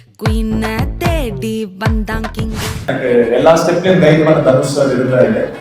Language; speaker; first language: Tamil; native; Tamil